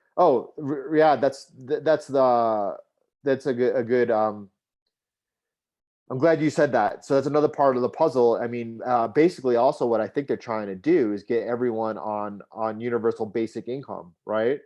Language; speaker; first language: English; native; English